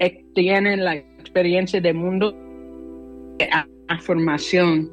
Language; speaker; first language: Spanish; non-native, fluent; English